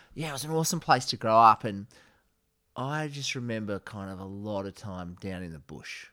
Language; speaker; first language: English; native; English